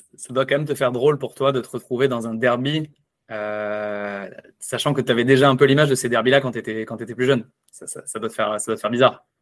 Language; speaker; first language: French; native; French